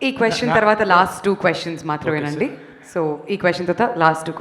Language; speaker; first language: Telugu; native; Telugu